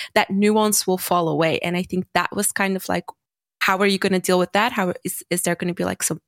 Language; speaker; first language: English; non-native, fluent; Dutch